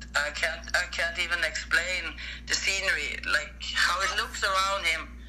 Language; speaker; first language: English; non-native, fluent; Norwegian